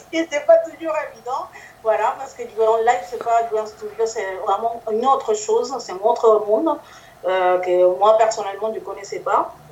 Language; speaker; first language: French; non-native, fluent; Spanish